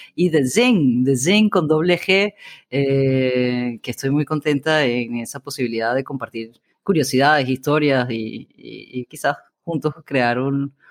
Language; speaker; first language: Spanish; native; Spanish